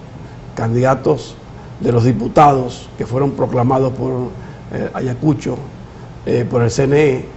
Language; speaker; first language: Spanish; native; Spanish